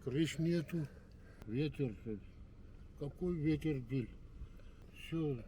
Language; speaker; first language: Russian; non-native, learner; Armenian